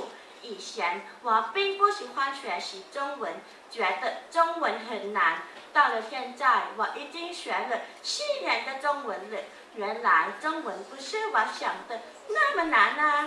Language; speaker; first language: Chinese; non-native, learner; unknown